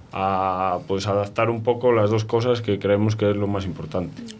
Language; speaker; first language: Spanish; native; Spanish